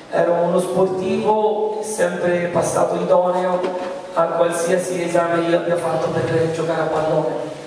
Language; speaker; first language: Italian; early bilingual, other home language; Arabic